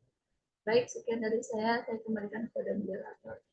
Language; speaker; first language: Indonesian; native; Indonesian